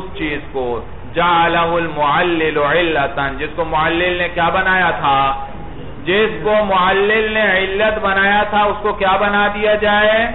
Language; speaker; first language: Urdu; native; Urdu